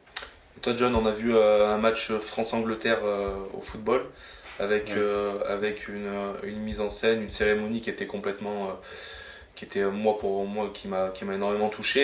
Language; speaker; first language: French; native; French